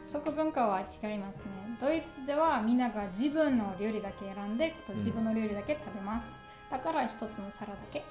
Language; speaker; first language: Japanese; non-native, learner; German